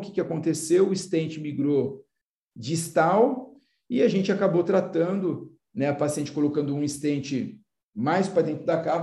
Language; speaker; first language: Portuguese; native; Portuguese